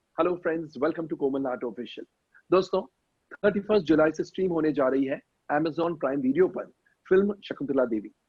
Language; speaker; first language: Hindi; native; Hindi